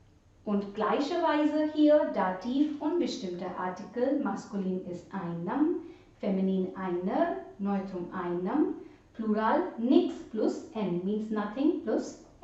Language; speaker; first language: German; non-native, fluent; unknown